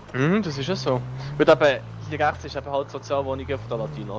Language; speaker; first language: German; native; German